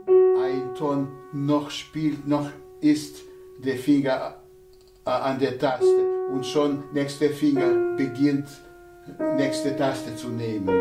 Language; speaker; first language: German; non-native, fluent; Russian